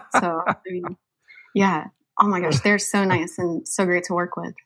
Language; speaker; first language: English; native; English